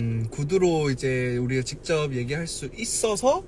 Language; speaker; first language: Korean; native; Korean